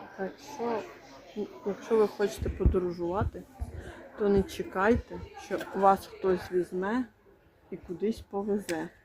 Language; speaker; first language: Ukrainian; native; Ukrainian